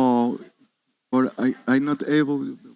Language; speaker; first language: English; non-native, learner; Spanish